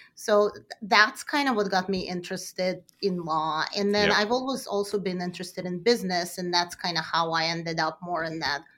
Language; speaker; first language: English; early bilingual, other home language; Russian